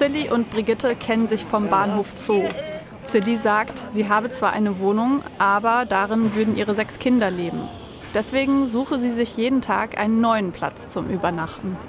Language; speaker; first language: German; native; German